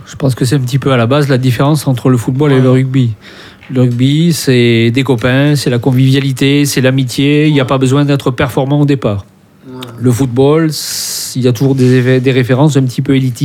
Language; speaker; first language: French; native; French